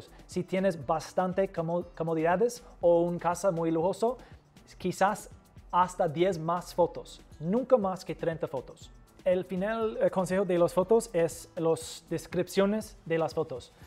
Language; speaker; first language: Spanish; non-native, fluent; English